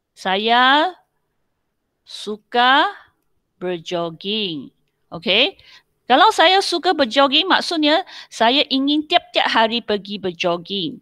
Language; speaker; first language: Malay; non-native, local second language; Chinese